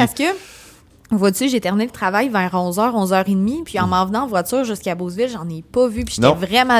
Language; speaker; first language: French; native; French